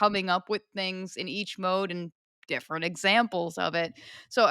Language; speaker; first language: English; native; English